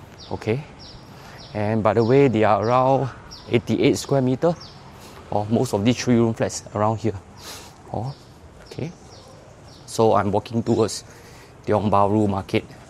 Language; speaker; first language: English; non-native, local second language; Chinese